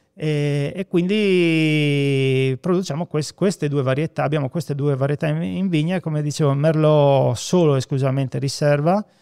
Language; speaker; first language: Italian; native; Italian